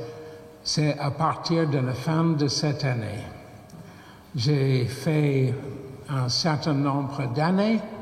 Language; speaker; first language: French; non-native, fluent; English